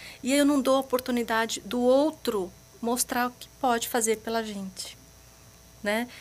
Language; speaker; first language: Portuguese; early bilingual, other home language; Arabic